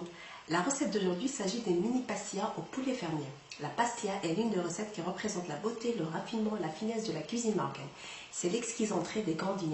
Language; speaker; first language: French; non-native, local second language; Arabic